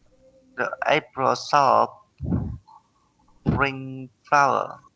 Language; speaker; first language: English; non-native, learner; Vietnamese